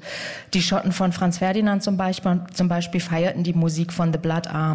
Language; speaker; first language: German; native; German